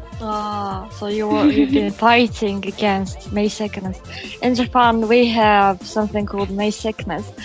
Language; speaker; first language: English; non-native, fluent; Japanese